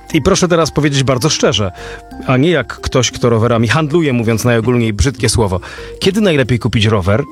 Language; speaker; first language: Polish; native; Polish